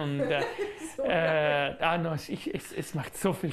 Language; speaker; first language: German; non-native, learner; Spanish